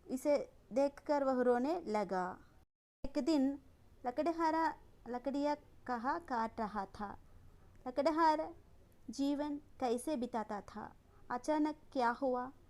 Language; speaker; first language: Hindi; non-native, local second language; Telugu